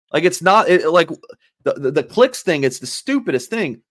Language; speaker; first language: English; native; English